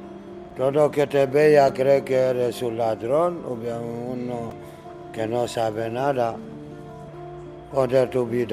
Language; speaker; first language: Spanish; non-native, learner; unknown